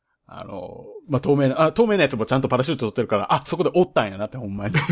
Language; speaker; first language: Japanese; native; Japanese